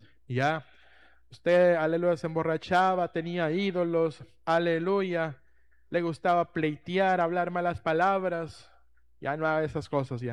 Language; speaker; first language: Spanish; native; Spanish